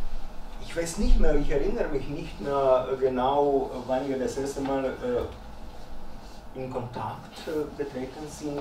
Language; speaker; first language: German; early bilingual, other home language; Croatian